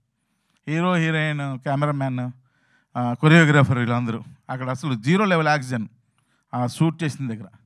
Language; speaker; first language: Telugu; native; Telugu